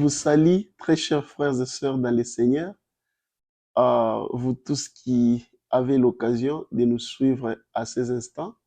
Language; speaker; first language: French; non-native, local second language; Lingala